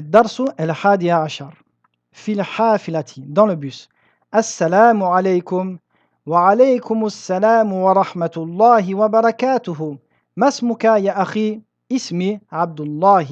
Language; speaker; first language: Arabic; non-native, fluent; French